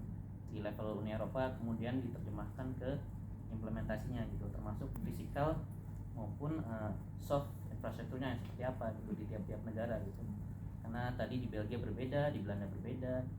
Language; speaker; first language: Indonesian; native; Indonesian